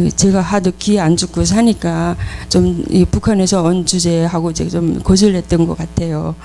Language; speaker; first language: Korean; native; Korean